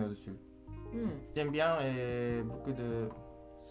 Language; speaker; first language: French; non-native, learner; Japanese